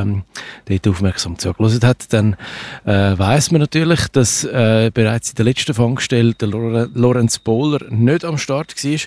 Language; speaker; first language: German; native; German